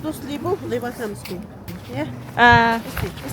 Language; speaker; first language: Spanish; non-native, local second language; Quechua